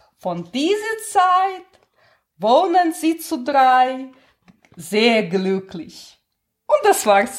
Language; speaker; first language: German; non-native, learner; Russian